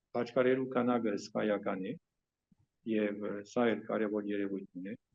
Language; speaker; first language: Armenian; early bilingual, heritage; Armenian